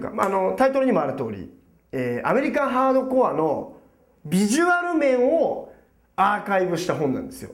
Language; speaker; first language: Japanese; native; Japanese